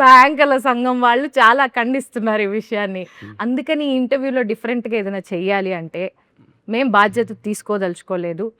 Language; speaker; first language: Telugu; native; Telugu